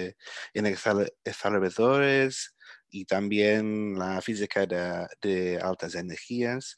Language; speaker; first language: Spanish; early bilingual, heritage; Spanish